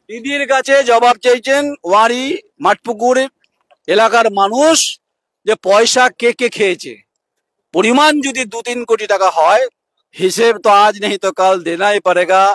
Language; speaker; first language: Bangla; native; Bangla